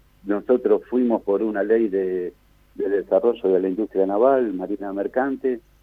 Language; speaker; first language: Spanish; native; Spanish